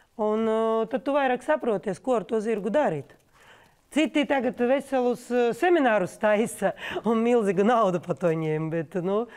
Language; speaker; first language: Latvian; non-native, local second language; Russian